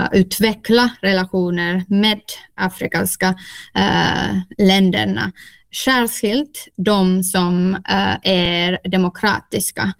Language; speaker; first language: Swedish; non-native, local second language; Finnish